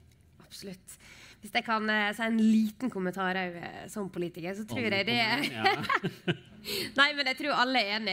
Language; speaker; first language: Norwegian; native; Norwegian